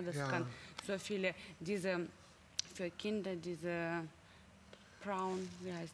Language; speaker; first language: German; non-native, learner; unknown